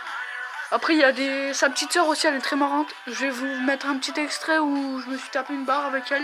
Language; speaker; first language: French; native; French